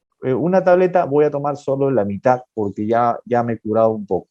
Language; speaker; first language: Spanish; native; Spanish